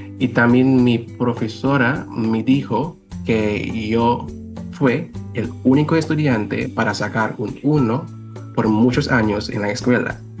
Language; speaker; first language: Spanish; non-native, fluent; English